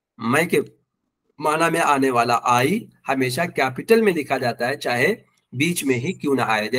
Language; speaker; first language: Urdu; native; Urdu